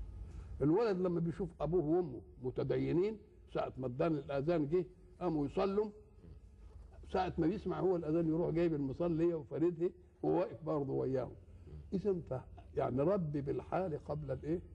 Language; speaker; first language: Arabic; native; Arabic